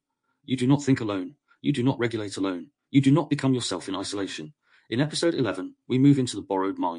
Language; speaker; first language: English; native; English